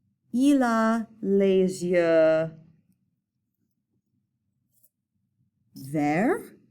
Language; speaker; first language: French; non-native, fluent; English